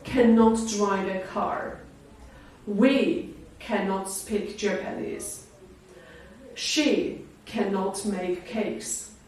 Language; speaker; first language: English; non-native, fluent; Georgian